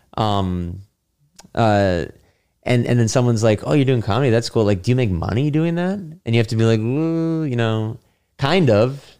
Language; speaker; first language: English; native; English